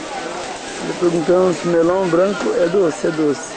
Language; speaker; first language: Portuguese; native; Portuguese